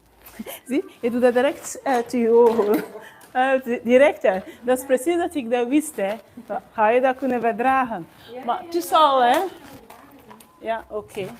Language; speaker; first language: Dutch; non-native, learner; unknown